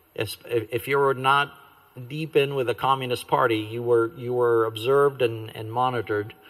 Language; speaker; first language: English; native; English